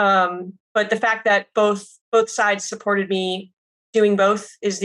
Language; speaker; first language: English; native; English